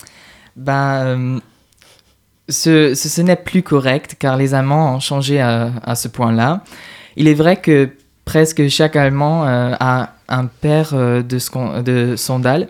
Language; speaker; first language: French; non-native, fluent; German